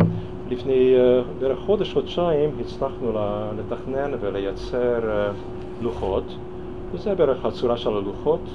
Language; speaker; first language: Hebrew; non-native, fluent; Hungarian